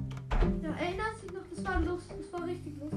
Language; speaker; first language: German; native; German